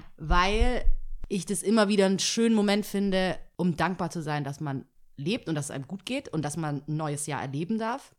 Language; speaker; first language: German; early bilingual, other home language; Tigrinya